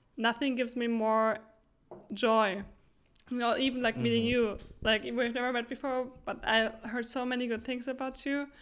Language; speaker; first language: English; non-native, fluent; German